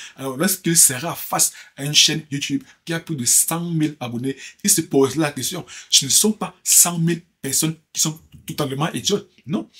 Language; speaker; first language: French; native; French